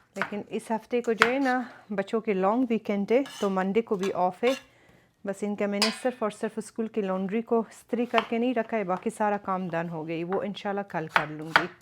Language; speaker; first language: Urdu; early bilingual, other home language; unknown